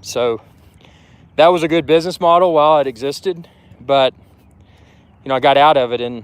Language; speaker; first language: English; native; English